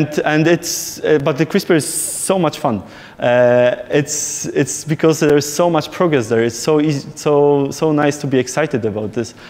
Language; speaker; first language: English; non-native, fluent; Polish